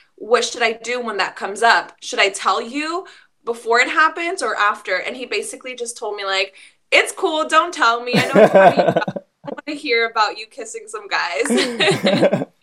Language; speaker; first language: English; early bilingual, other home language; Spanish